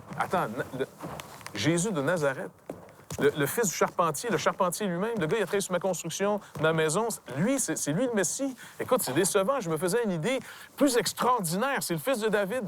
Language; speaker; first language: French; native; French